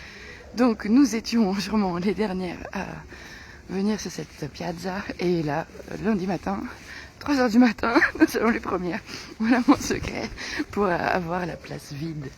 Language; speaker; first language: French; native; French